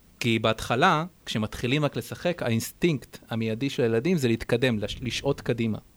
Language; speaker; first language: Hebrew; native; Hebrew